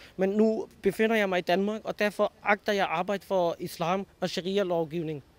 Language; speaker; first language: Danish; early bilingual, other home language; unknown